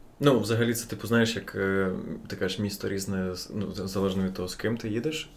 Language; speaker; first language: Ukrainian; non-native, local second language; Russian